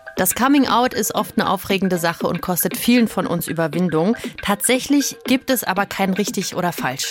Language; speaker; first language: German; native; German